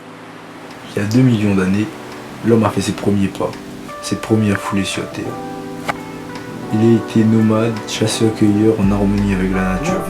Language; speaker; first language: French; native; French